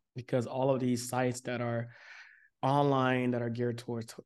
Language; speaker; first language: English; early bilingual, other home language; Yoruba